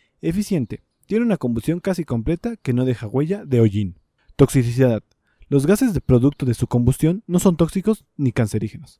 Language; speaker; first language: Spanish; native; Spanish